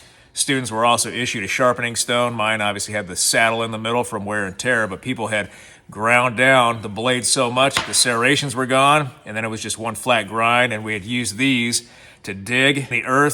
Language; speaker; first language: English; native; English